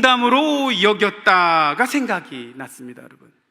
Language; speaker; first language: Korean; native; Korean